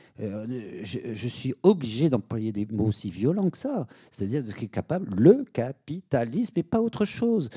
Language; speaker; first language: French; native; French